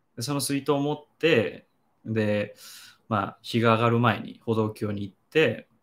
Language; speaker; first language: Japanese; native; Japanese